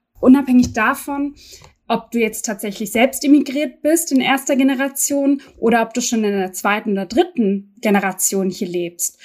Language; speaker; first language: German; early bilingual, other home language; Turkish